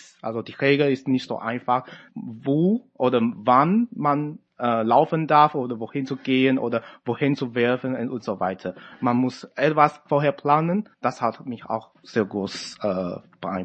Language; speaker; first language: German; non-native, fluent; Chinese